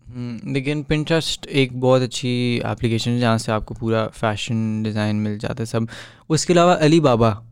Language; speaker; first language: Urdu; native; Urdu